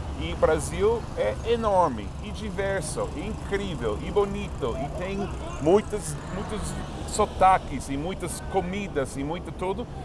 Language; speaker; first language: Portuguese; non-native, fluent; English